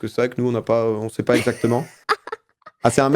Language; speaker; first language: French; native; French